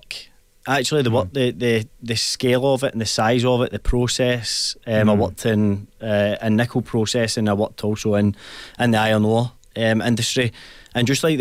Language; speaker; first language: English; native; English